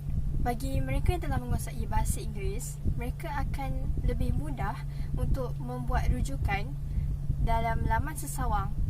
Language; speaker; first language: Malay; native; Malay